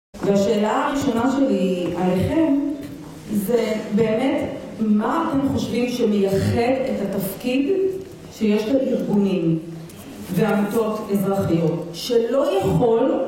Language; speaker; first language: Hebrew; native; Hebrew